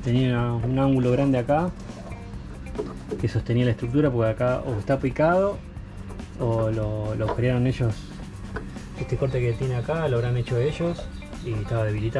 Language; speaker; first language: Spanish; native; Spanish